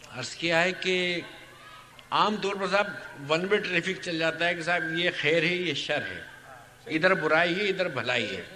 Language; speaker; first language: Urdu; native; Urdu